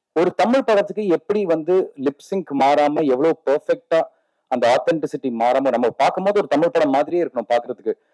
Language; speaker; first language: Tamil; native; Tamil